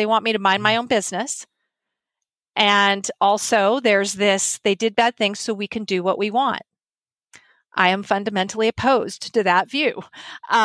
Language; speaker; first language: English; native; English